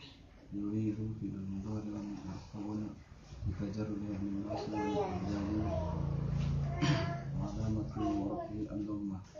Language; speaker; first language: Arabic; non-native, learner; Indonesian